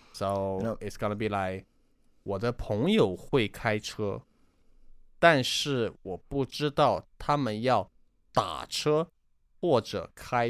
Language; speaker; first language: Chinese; non-native, learner; English